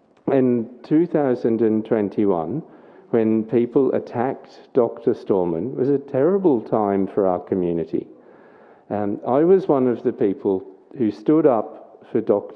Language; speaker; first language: English; native; English